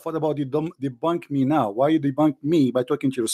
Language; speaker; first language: English; non-native, fluent; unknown